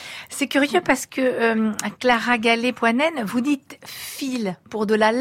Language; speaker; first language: French; native; French